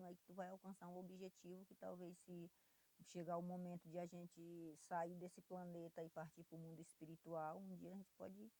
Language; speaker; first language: Portuguese; non-native, local second language; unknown